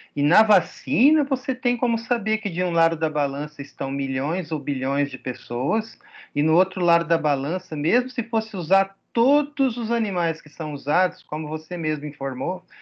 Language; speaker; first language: Portuguese; native; Portuguese